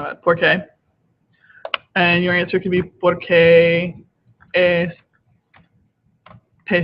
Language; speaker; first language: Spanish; non-native, fluent; English